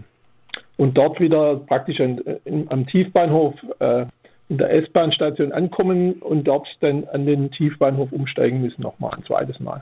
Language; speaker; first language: German; native; German